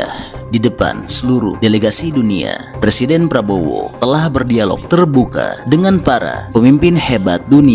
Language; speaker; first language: Indonesian; native; Indonesian